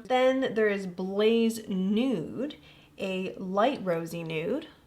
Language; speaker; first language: English; native; English